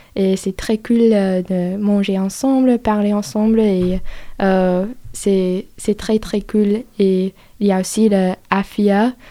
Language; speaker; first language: French; non-native, learner; English